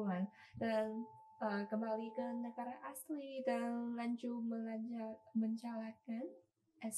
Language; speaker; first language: Indonesian; non-native, learner; Chinese